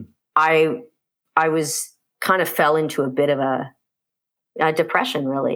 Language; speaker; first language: English; native; English